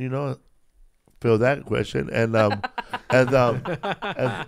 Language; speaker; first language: English; early bilingual, other home language; Spanish